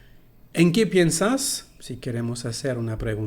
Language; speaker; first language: Spanish; non-native, fluent; French